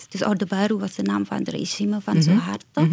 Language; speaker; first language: Dutch; non-native, fluent; Indonesian